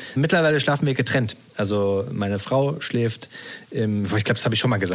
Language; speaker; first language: German; native; German